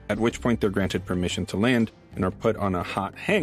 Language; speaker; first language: English; native; English